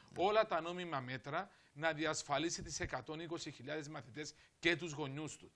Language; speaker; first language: Greek; native; Greek